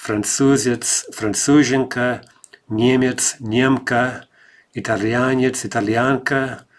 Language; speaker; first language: Russian; non-native, fluent; English